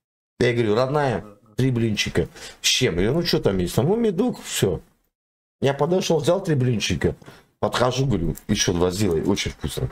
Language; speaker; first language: Russian; native; Russian